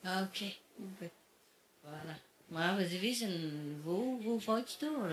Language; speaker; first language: German; non-native, learner; Vietnamese